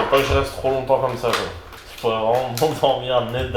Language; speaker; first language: French; native; French